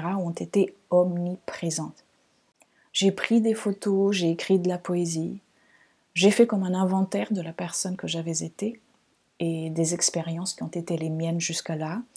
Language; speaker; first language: French; non-native, fluent; Portuguese